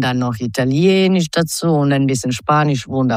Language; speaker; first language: German; non-native, fluent; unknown